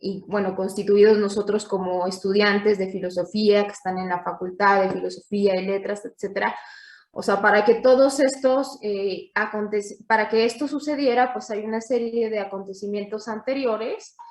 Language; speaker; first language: Spanish; native; Spanish